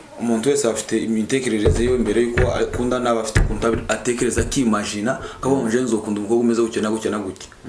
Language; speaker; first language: Kinyarwanda; native; Kinyarwanda